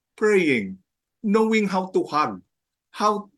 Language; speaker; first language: English; non-native, local second language; Filipino